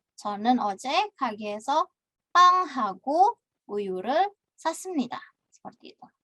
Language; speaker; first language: Korean; non-native, fluent; Indonesian